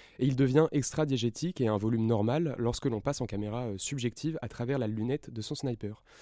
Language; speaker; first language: French; native; French